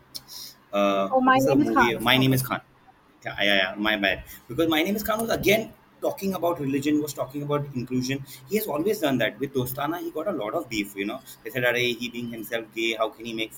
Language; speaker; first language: English; non-native, local second language; Hindi